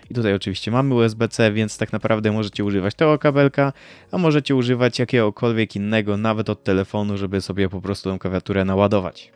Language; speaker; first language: Polish; native; Polish